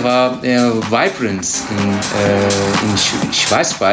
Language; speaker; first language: German; non-native, learner; Turkish